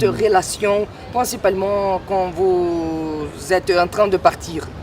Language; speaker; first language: French; non-native, learner; Portuguese